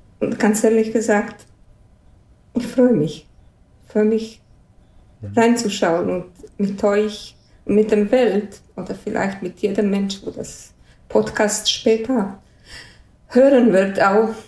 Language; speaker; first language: German; non-native, fluent; Bosnian